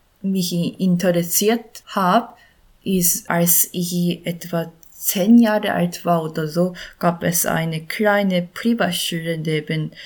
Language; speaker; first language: German; non-native, learner; Korean